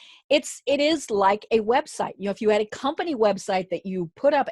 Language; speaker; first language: English; native; English